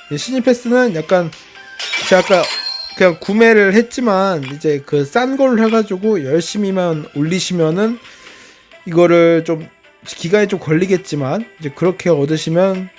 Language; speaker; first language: Korean; native; Korean